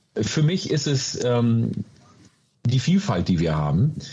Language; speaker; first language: German; early bilingual, other home language; Oromo